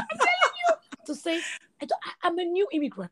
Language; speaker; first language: English; non-native, local second language; Yoruba